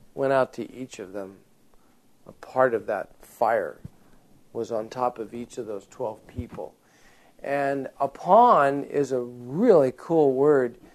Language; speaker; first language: English; native; English